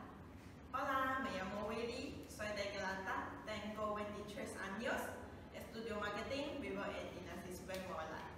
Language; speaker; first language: Spanish; non-native, learner; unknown